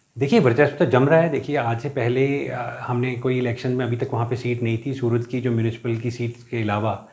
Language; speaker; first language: Hindi; non-native, local second language; Punjabi